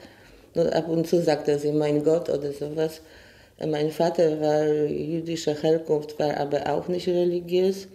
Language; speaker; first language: German; non-native, fluent; Polish